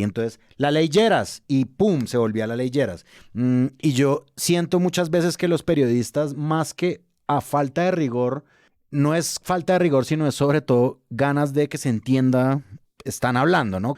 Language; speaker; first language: Spanish; native; Spanish